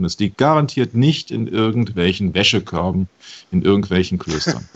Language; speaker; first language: German; native; German